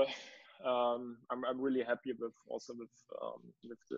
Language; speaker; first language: English; non-native, fluent; German